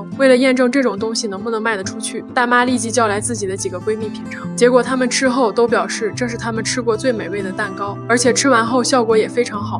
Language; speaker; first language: Chinese; native; Chinese